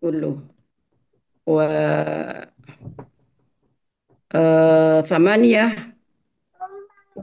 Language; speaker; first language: Arabic; non-native, fluent; Indonesian